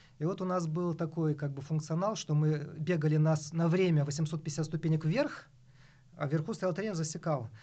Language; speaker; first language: Russian; native; Russian